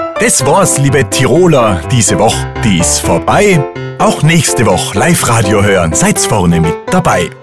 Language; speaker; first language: German; native; German